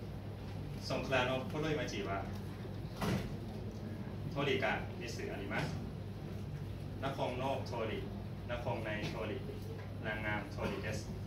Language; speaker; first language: Japanese; non-native, learner; Thai